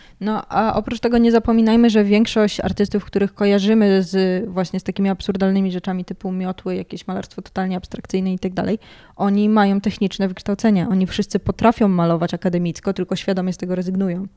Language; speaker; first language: Polish; native; Polish